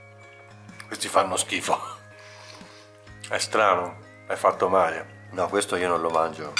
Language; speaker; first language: Italian; native; Italian